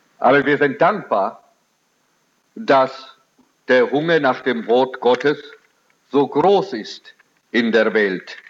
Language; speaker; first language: German; early bilingual, heritage; German